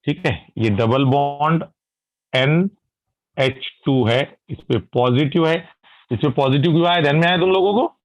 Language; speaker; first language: Hindi; non-native, local second language; Marathi